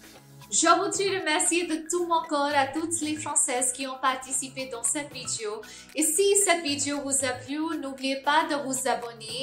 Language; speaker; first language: French; non-native, fluent; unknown